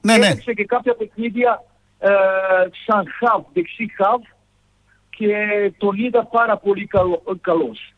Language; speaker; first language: Greek; non-native, fluent; Serbian